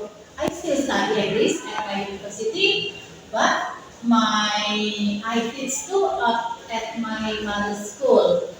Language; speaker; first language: English; non-native, learner; Indonesian